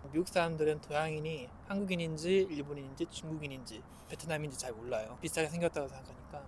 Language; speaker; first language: Korean; native; Korean